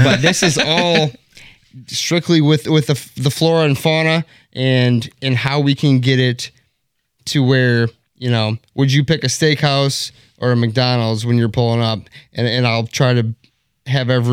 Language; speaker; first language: English; native; English